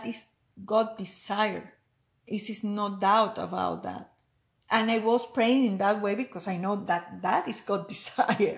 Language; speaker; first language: English; non-native, learner; Spanish